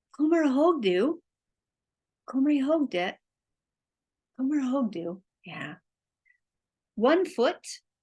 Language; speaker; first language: Swedish; non-native, learner; English